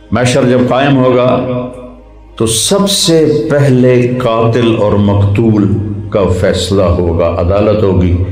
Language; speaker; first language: Urdu; non-native, local second language; Punjabi